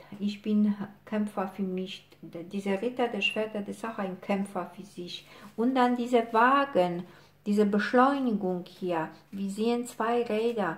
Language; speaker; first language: German; non-native, fluent; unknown